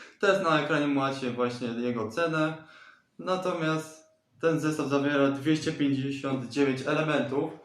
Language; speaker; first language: Polish; native; Polish